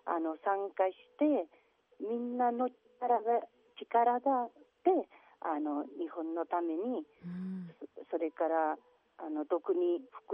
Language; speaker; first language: Japanese; non-native, learner; Catalan